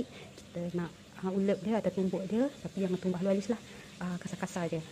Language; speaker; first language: Malay; native; Malay